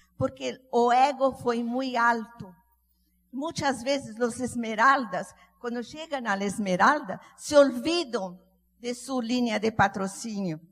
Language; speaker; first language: Spanish; non-native, learner; Portuguese